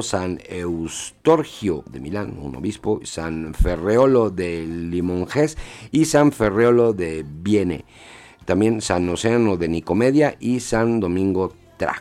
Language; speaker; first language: Spanish; native; Spanish